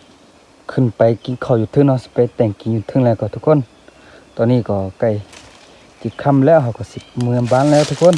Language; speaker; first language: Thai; non-native, local second language; Lahu